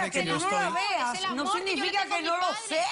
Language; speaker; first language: Spanish; native; Spanish